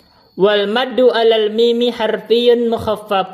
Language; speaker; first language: Arabic; non-native, fluent; Indonesian